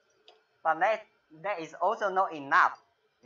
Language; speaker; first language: English; non-native, fluent; Chinese